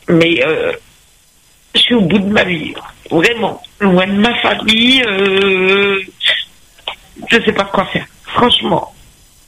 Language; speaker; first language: French; non-native, local second language; Arabic